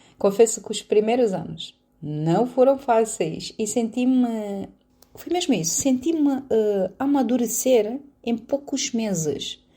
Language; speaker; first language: Portuguese; non-native, fluent; Romanian